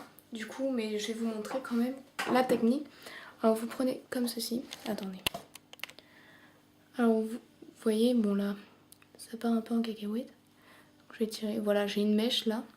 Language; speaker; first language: French; native; French